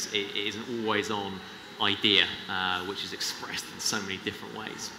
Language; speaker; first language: English; native; English